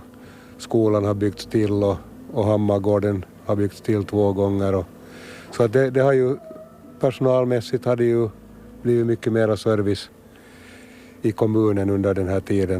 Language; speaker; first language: Swedish; native; Swedish